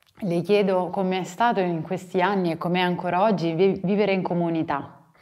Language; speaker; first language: Italian; native; Italian